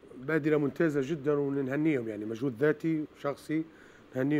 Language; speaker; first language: Arabic; native; Arabic